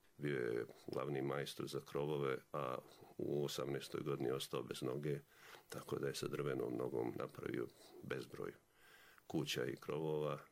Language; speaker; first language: Bosnian; native; Bosnian